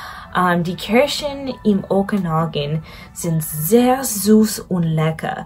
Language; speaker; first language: German; non-native, learner; English